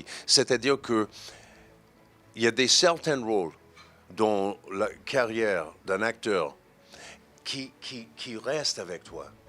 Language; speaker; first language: French; non-native, fluent; English